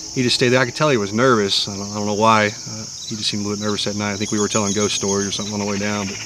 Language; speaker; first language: English; native; English